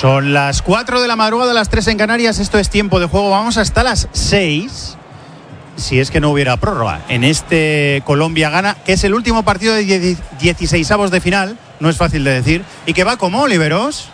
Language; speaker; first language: Spanish; native; Spanish